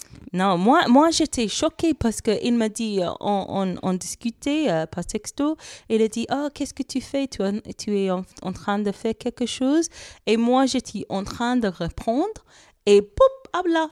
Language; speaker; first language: French; non-native, fluent; English